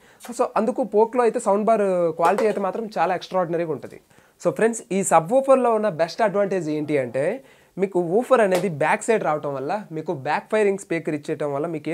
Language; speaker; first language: Telugu; native; Telugu